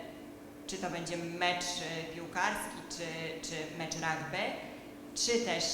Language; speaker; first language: Polish; native; Polish